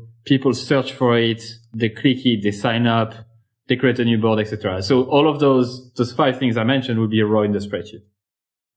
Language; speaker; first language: English; non-native, fluent; French